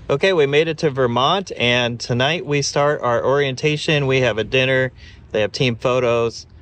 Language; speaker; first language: English; native; English